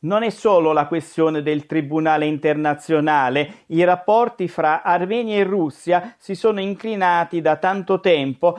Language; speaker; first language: Italian; native; Italian